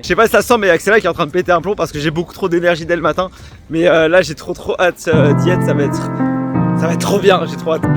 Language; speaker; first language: French; native; French